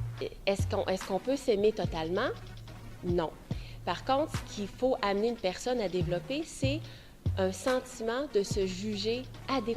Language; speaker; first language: French; native; French